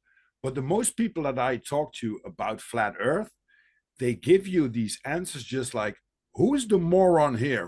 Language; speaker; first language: English; non-native, fluent; Dutch